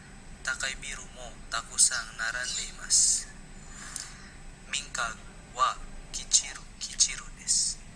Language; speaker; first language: Japanese; non-native, learner; Indonesian